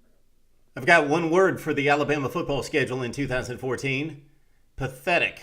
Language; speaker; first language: English; native; English